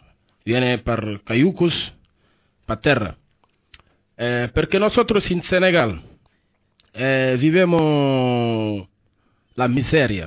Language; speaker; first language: Spanish; non-native, learner; Wolof